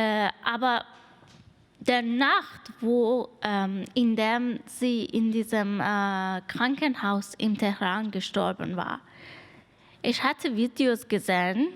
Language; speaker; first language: German; non-native, fluent; Persian